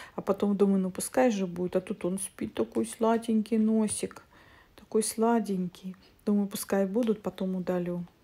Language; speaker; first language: Russian; native; Russian